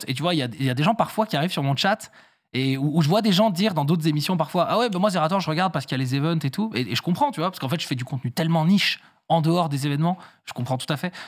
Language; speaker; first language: French; native; French